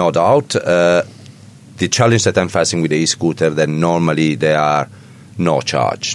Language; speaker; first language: English; non-native, fluent; Italian